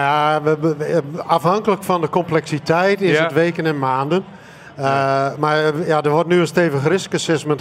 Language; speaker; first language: Dutch; native; Dutch